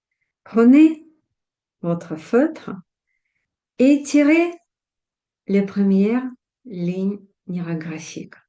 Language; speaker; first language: French; non-native, fluent; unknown